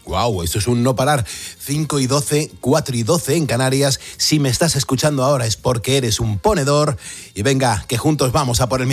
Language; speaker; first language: Spanish; native; Spanish